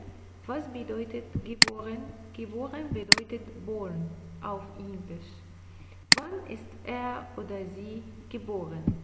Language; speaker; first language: German; non-native, fluent; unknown